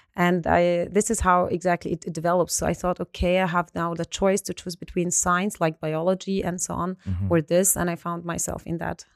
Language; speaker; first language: English; non-native, fluent; Arabic